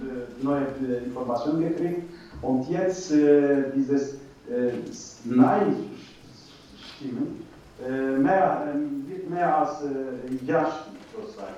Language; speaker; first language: German; non-native, learner; Turkish